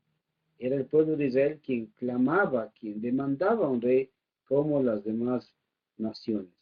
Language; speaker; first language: Spanish; native; Spanish